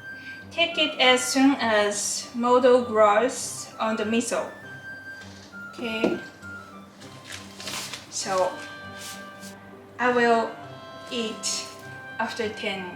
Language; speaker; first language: English; non-native, learner; Japanese